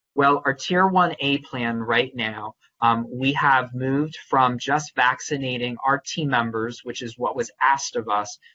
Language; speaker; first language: English; native; English